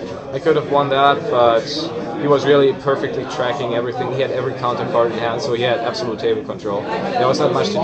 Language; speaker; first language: English; non-native, fluent; German